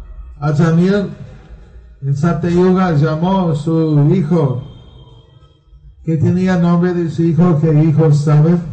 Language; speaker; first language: Spanish; non-native, learner; Bangla